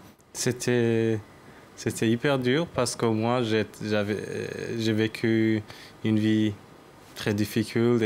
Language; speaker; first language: French; non-native, learner; Persian